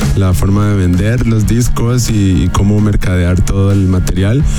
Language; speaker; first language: Spanish; native; Spanish